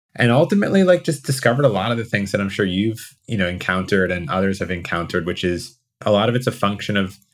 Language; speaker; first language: English; native; English